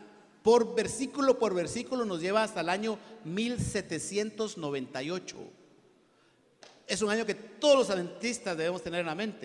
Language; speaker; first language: Spanish; native; Spanish